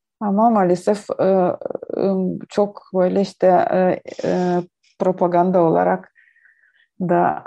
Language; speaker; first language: Turkish; non-native, learner; Ukrainian